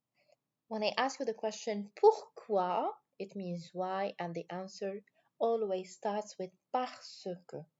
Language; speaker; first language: English; non-native, fluent; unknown